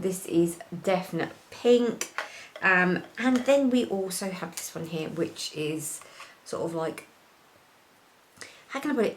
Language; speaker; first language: English; native; English